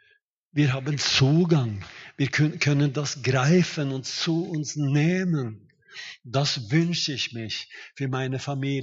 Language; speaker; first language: German; non-native, fluent; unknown